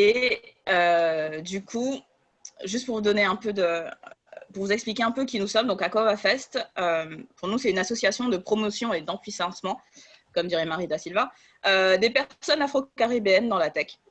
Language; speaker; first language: French; native; French